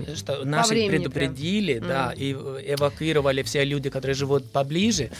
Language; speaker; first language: Russian; non-native, fluent; Icelandic